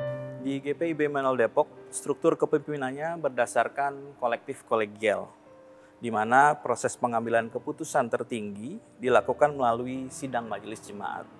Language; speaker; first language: Indonesian; native; Indonesian